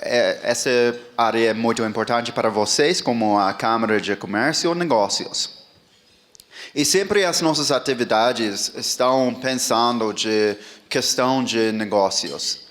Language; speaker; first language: Portuguese; non-native, fluent; English